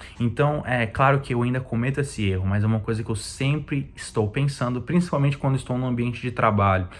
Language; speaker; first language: Portuguese; native; Portuguese